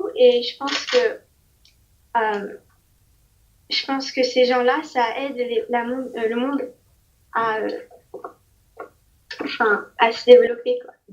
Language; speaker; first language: French; non-native, learner; English